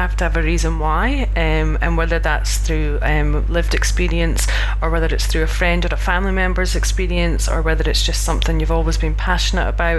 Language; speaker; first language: English; native; English